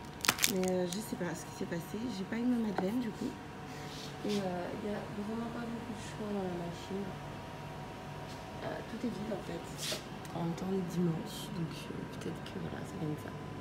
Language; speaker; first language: French; native; French